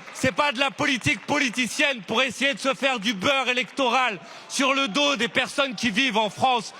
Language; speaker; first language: French; native; French